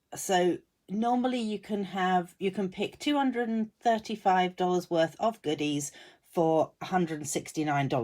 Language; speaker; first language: English; native; English